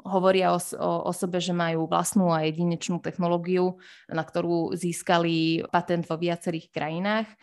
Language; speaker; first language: Slovak; native; Slovak